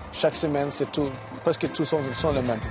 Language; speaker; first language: French; non-native, learner; Swedish